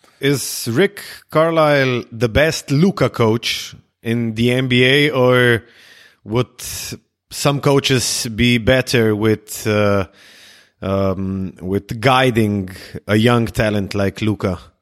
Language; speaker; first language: English; non-native, fluent; Slovenian